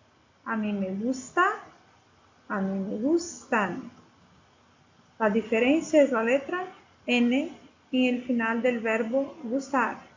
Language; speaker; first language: Spanish; non-native, fluent; Portuguese